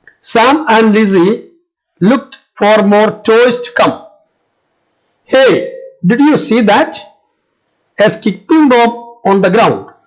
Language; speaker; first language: English; non-native, local second language; Malayalam